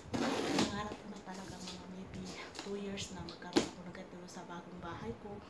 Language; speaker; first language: Filipino; non-native, local second language; Cebuano